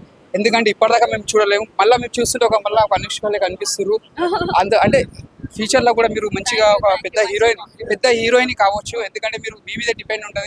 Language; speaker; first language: Telugu; native; Telugu